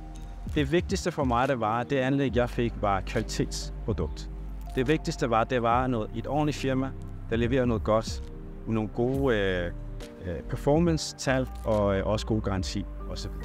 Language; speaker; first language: Danish; non-native, fluent; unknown